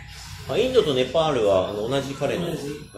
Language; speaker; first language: Japanese; native; Japanese